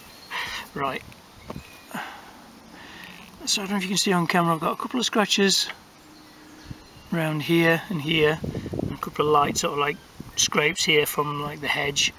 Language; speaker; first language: English; native; English